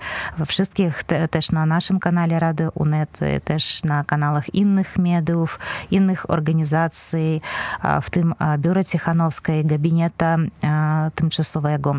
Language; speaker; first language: Polish; non-native, fluent; Belarusian